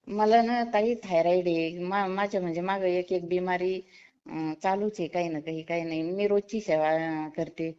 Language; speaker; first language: Marathi; native; Marathi